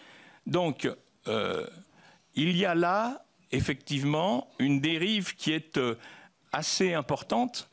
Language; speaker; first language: French; native; French